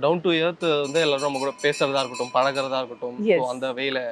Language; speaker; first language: Tamil; native; Tamil